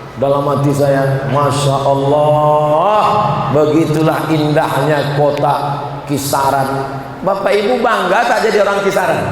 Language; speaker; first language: Indonesian; native; Indonesian